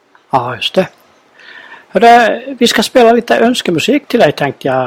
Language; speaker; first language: Swedish; native; Swedish